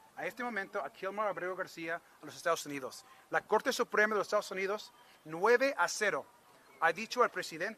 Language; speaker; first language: Spanish; early bilingual, heritage; Spanish